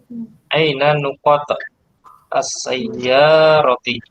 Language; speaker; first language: Arabic; non-native, fluent; Indonesian